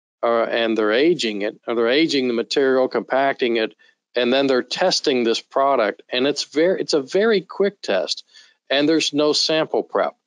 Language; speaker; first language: English; native; English